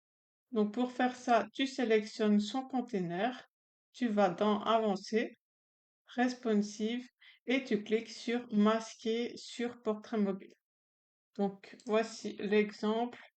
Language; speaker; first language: French; native; French